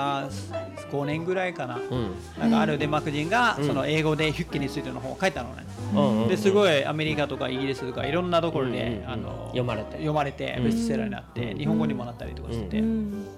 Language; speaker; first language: Japanese; non-native, fluent; Danish